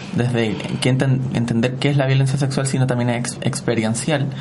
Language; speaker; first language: Spanish; native; Spanish